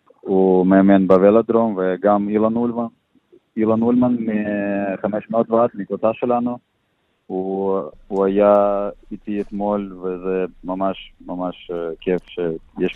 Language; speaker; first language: Hebrew; non-native, learner; Russian